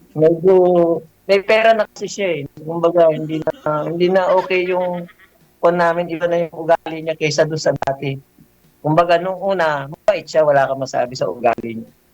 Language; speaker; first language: Filipino; native; Filipino